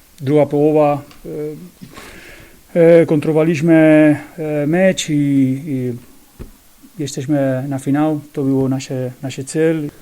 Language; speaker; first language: Polish; non-native, learner; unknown